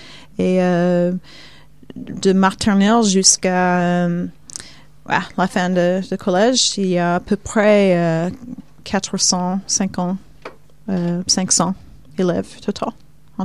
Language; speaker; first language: French; non-native, fluent; Swedish